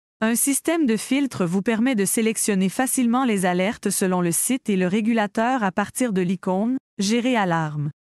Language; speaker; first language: French; native; French